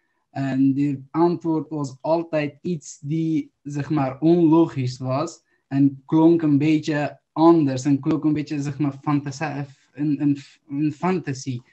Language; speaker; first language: Dutch; non-native, learner; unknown